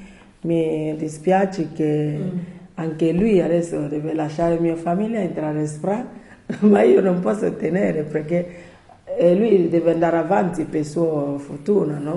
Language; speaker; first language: Italian; non-native, learner; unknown